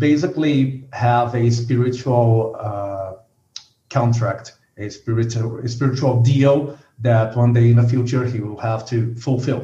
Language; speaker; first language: English; non-native, fluent; Portuguese